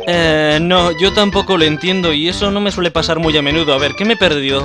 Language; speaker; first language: Spanish; native; Spanish